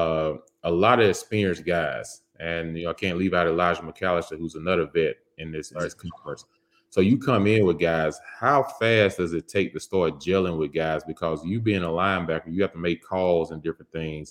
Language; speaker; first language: English; native; English